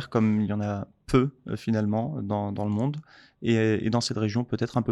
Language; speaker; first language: French; native; French